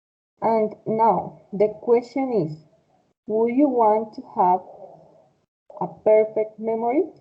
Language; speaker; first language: English; non-native, fluent; Spanish